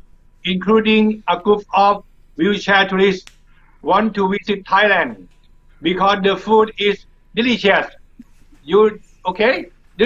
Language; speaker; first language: English; non-native, learner; Thai